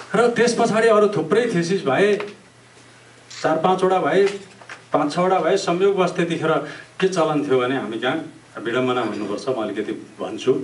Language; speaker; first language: Nepali; native; Nepali